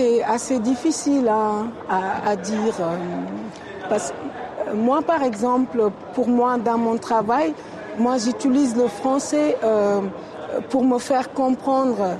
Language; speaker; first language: French; non-native, local second language; Wolof